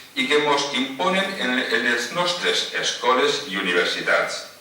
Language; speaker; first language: Catalan; non-native, local second language; Spanish